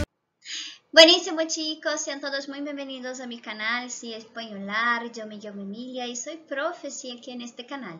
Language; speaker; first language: Spanish; non-native, fluent; Portuguese